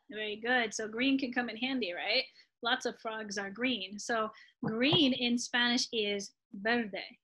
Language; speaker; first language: English; native; English